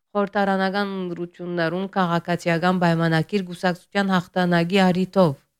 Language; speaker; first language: Armenian; early bilingual, heritage; Armenian